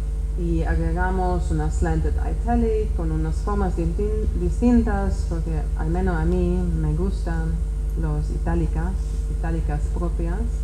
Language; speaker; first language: Spanish; non-native, fluent; Czech